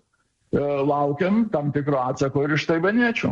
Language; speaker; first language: Lithuanian; native; Lithuanian